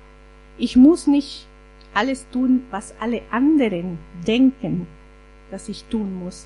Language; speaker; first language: German; non-native, fluent; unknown